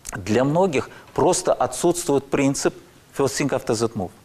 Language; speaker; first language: Russian; native; Russian